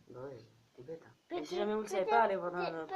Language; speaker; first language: French; native; French